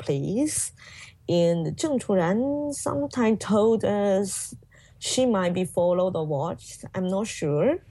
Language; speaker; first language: English; non-native, fluent; Chinese